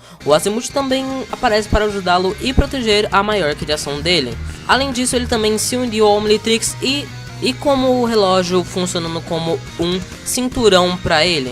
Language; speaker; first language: Portuguese; native; Portuguese